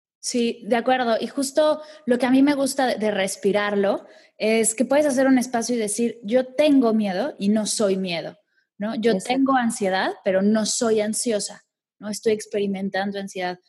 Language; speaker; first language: Spanish; native; Spanish